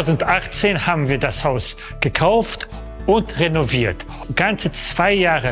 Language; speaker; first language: German; early bilingual, other home language; Polish